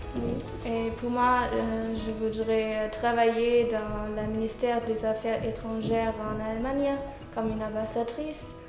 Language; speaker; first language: French; non-native, fluent; German